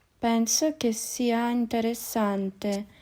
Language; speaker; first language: Italian; non-native, fluent; Ukrainian